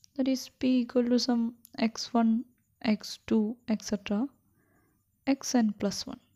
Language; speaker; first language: English; non-native, local second language; Malayalam